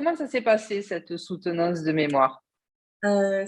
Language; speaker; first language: French; native; French